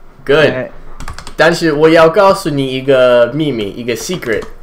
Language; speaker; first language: Chinese; non-native, fluent; English